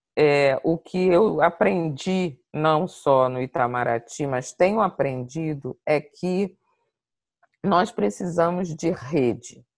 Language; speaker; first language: Portuguese; native; Portuguese